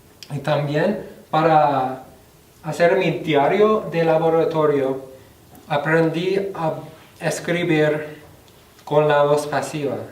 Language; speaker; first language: Spanish; non-native, fluent; English